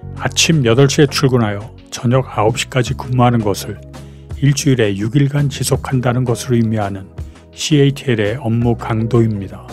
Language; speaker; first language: Korean; native; Korean